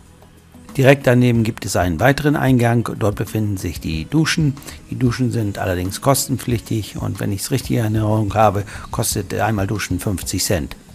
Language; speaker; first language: German; native; German